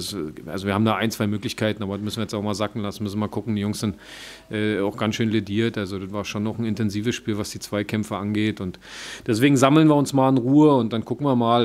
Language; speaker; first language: German; native; German